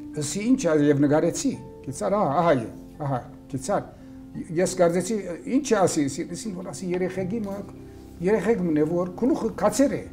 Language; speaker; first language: Armenian; early bilingual, heritage; Armenian